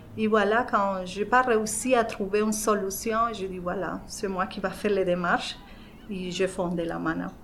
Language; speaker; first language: French; non-native, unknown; Spanish